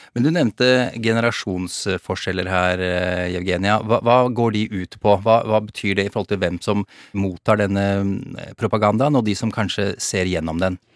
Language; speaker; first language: Norwegian; native; Norwegian